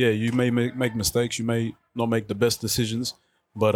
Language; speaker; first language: English; native; English